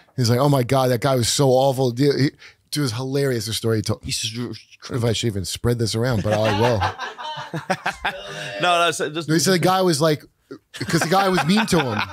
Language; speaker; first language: English; native; English